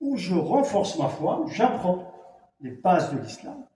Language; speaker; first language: French; non-native, local second language; Arabic